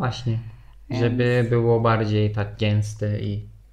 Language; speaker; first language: Polish; non-native, fluent; Turkish